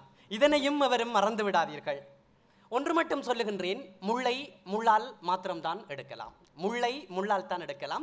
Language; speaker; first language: Tamil; native; Tamil